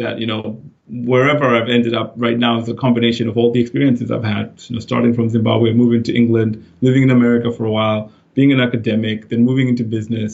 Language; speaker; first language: English; non-native, local second language; Shona